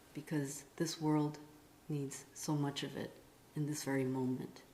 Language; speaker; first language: English; non-native, fluent; Korean